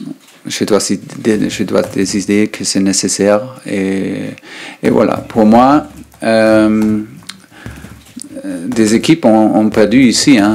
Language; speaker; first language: French; non-native, learner; German